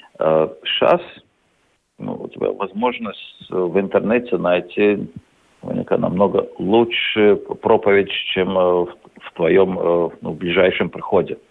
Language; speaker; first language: Russian; non-native, local second language; Latvian